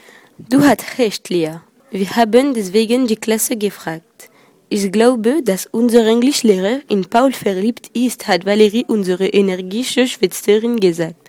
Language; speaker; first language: German; non-native, learner; French